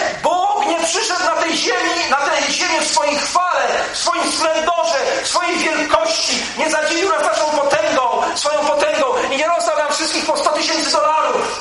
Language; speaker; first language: Polish; native; Polish